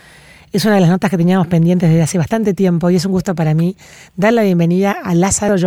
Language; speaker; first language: Spanish; native; Spanish